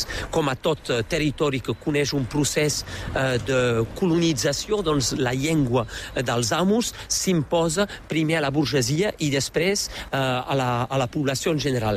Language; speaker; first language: Catalan; native; Catalan